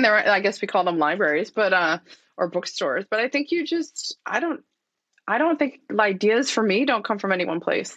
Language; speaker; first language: English; native; English